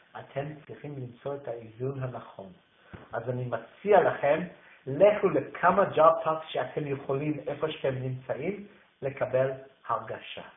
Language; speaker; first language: Hebrew; non-native, fluent; English